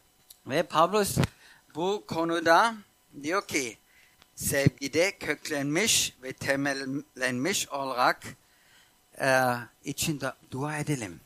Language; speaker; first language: Turkish; non-native, fluent; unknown